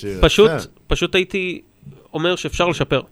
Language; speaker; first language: Hebrew; native; Hebrew